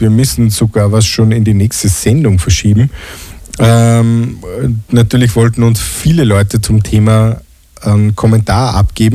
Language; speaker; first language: German; native; German